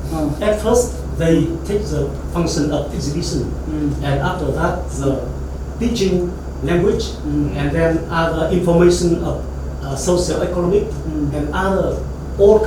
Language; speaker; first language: English; non-native, learner; Vietnamese